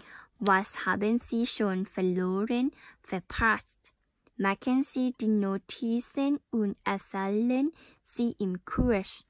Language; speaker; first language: German; non-native, learner; Thai